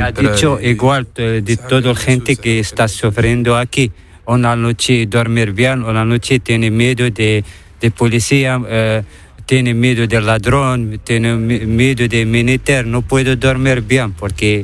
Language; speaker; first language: Spanish; non-native, learner; Arabic